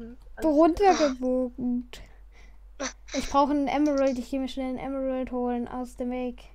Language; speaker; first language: German; native; German